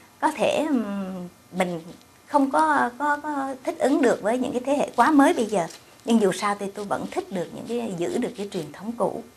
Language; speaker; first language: Vietnamese; native; Vietnamese